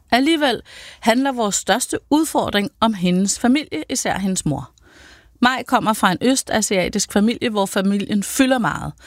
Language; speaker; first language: Danish; native; Danish